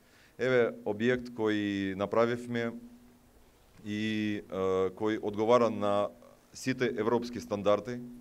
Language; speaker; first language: Macedonian; non-native, fluent; Russian